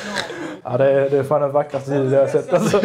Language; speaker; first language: Swedish; native; Swedish